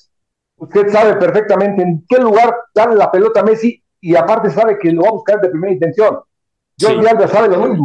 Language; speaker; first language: Spanish; native; Spanish